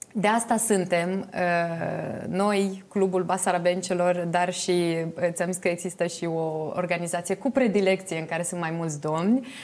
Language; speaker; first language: Romanian; native; Romanian